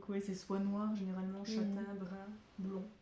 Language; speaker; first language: French; native; French